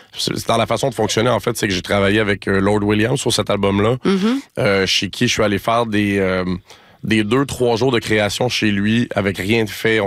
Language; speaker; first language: French; native; French